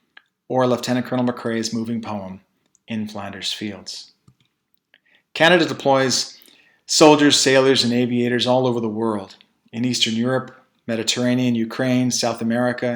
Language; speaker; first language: English; native; English